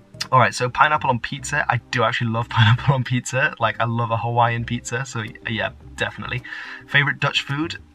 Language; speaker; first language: English; early bilingual, other home language; Dutch